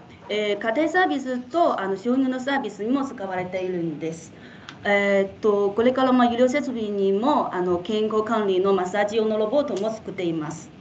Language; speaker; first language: Japanese; non-native, fluent; Chinese